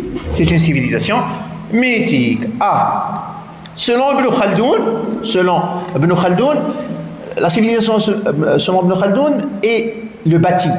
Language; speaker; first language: French; non-native, local second language; Arabic